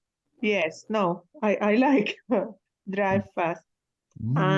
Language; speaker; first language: English; non-native, learner; Arabic